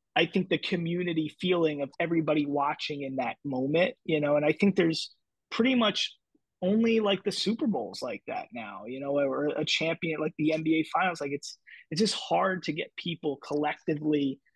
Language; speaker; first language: English; native; English